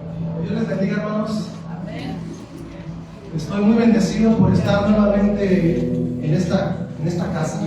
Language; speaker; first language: Spanish; native; Spanish